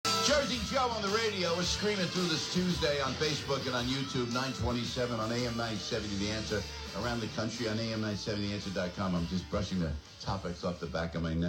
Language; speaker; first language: English; native; English